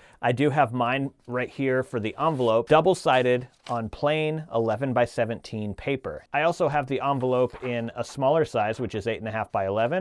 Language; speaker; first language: English; native; English